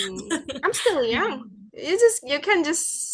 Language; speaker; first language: English; non-native, fluent; Indonesian